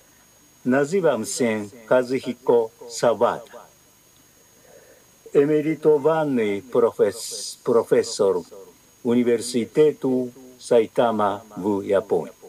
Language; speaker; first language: Polish; non-native, learner; Japanese